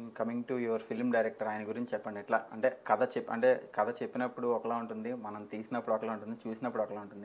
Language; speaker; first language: Telugu; native; Telugu